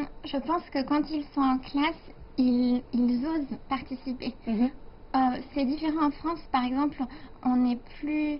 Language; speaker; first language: French; native; French